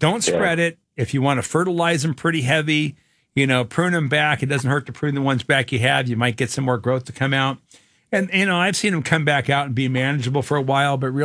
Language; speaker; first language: English; native; English